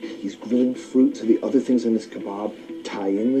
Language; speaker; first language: English; native; English